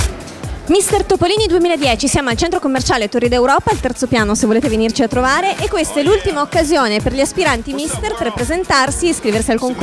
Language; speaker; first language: Italian; native; Italian